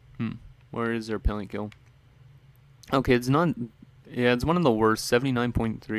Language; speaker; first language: English; native; English